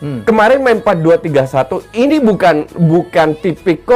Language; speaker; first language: Indonesian; native; Indonesian